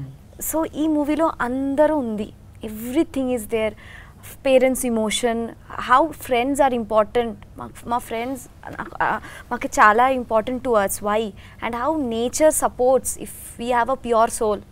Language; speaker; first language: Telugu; non-native, learner; Bangla